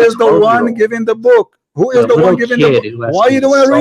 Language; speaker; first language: English; non-native, local second language; Arabic